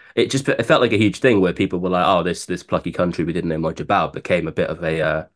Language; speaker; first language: English; native; English